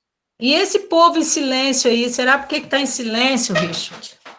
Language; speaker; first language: Portuguese; native; Portuguese